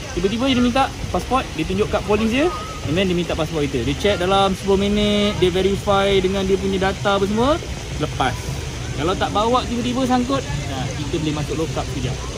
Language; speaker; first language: Malay; native; Malay